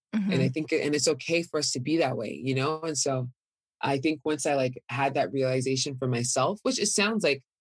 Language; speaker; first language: English; early bilingual, other home language; Yoruba